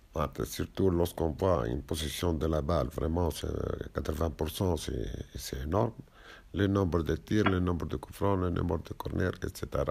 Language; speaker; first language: French; non-native, local second language; Arabic